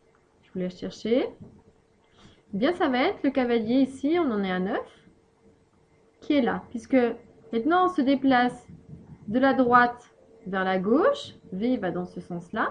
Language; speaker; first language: French; native; French